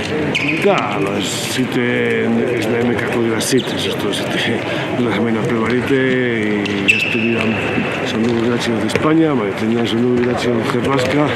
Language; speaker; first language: Macedonian; non-native, learner; Spanish